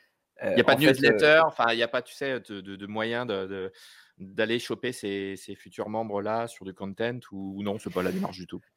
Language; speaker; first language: French; native; French